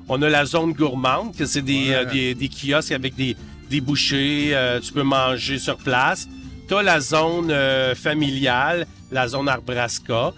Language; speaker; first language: French; native; French